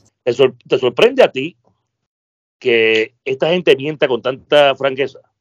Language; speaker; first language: Spanish; native; Spanish